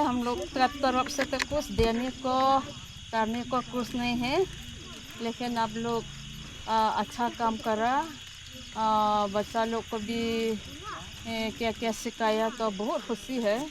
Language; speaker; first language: Hindi; non-native, local second language; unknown